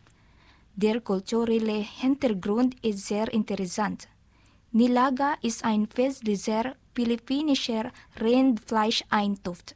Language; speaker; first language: German; non-native, learner; Filipino